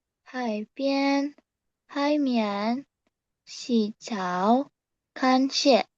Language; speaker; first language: Chinese; non-native, learner; Indonesian